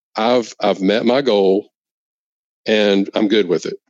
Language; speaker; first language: English; native; English